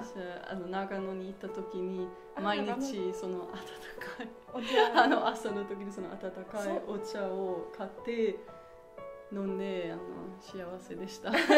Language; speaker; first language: Japanese; non-native, learner; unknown